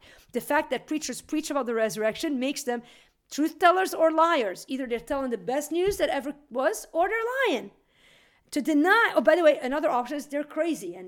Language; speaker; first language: English; native; English